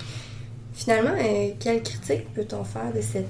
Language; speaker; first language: French; native; French